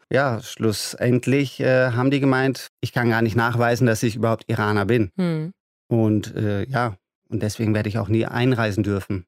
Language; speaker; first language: German; native; German